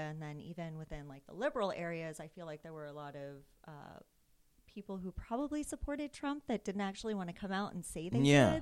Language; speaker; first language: English; native; English